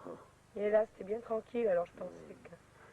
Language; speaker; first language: French; native; French